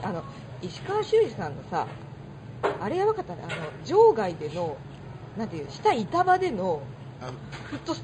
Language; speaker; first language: Japanese; native; Japanese